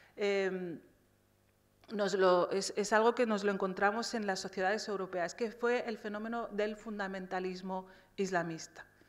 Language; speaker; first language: Spanish; early bilingual, other home language; Riffian